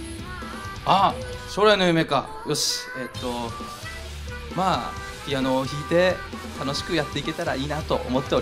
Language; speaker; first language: Japanese; native; Japanese